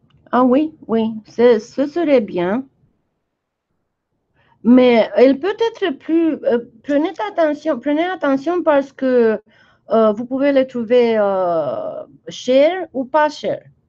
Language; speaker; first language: French; early bilingual, heritage; French